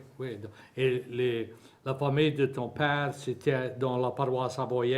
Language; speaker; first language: French; native; French